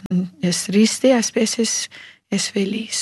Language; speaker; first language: Spanish; non-native, learner; English